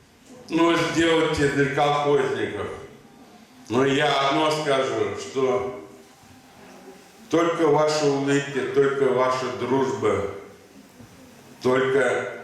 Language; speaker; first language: Russian; non-native, local second language; Tatar